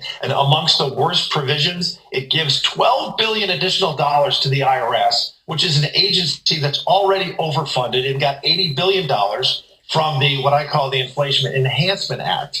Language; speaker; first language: English; native; English